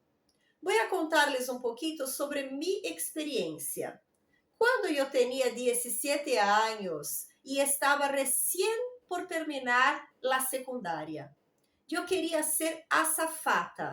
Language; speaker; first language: Spanish; non-native, fluent; Portuguese